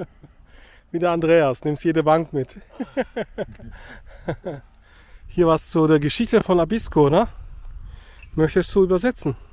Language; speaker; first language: German; native; German